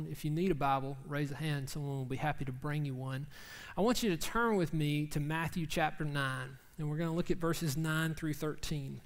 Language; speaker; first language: English; native; English